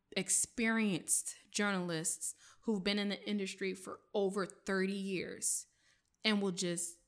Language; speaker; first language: English; early bilingual, other home language; French